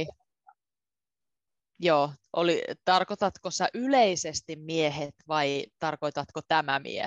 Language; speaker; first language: Finnish; native; Finnish